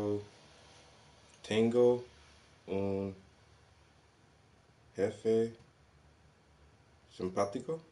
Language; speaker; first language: Spanish; non-native, learner; English